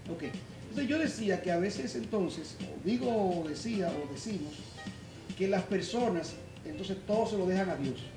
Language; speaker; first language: Spanish; native; Spanish